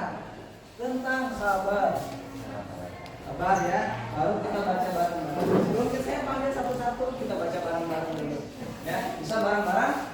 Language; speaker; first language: Indonesian; native; Indonesian